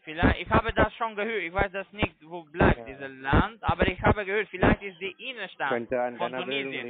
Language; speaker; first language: German; non-native, learner; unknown